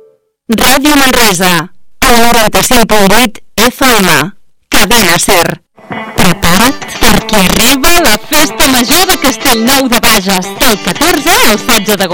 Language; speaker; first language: Catalan; native; Catalan